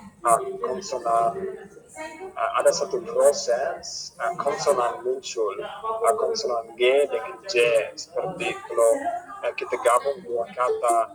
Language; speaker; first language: Indonesian; non-native, fluent; English